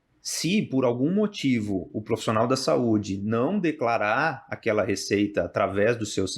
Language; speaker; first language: Portuguese; native; Portuguese